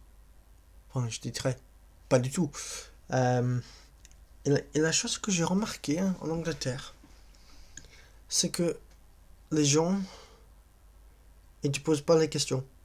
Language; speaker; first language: French; non-native, fluent; English